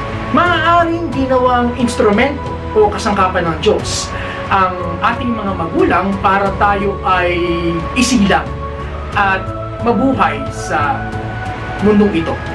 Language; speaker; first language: Filipino; native; Filipino